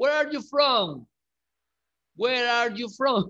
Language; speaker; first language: English; non-native, learner; Spanish